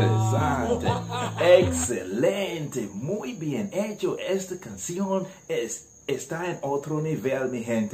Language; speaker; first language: Spanish; non-native, learner; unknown